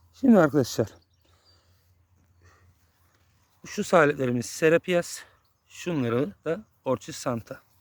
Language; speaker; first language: Turkish; native; Turkish